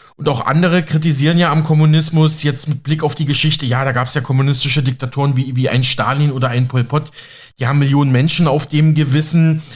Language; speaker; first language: German; native; German